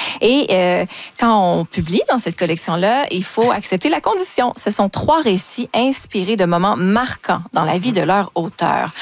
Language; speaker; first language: French; native; French